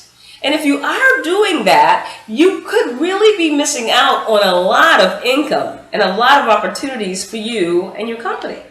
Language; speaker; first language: English; native; English